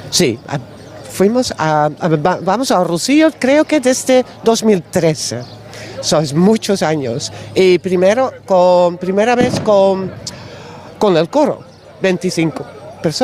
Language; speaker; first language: Spanish; non-native, learner; Dutch